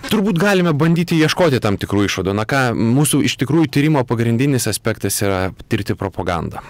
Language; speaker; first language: Lithuanian; native; Lithuanian